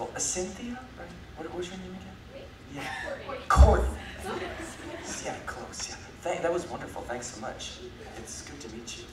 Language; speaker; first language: English; native; English